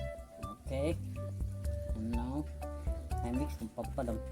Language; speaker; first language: English; non-native, learner; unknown